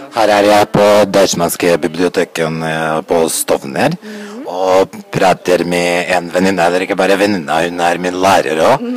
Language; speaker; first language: Norwegian; non-native, fluent; Serbian